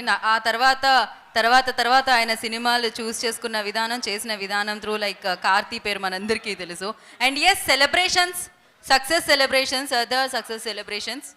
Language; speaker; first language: Telugu; native; Telugu